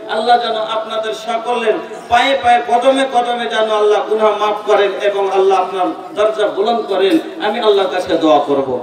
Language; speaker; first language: Bangla; non-native, local second language; Bhojpuri